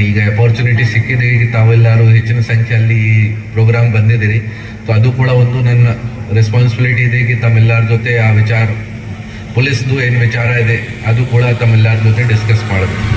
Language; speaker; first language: Kannada; non-native, local second language; Hindi